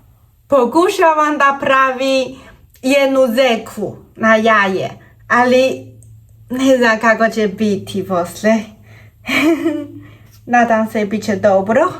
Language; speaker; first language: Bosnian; non-native, learner; Chinese